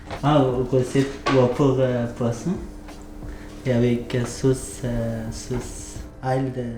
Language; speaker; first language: French; non-native, learner; Persian